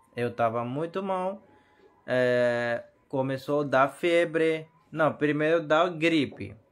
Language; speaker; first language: Portuguese; non-native, learner; Hindi